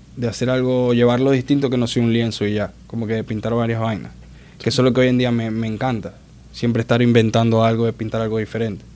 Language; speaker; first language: Spanish; native; Spanish